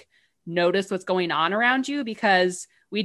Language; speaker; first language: English; native; English